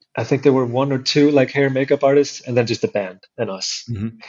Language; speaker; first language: English; non-native, fluent; Icelandic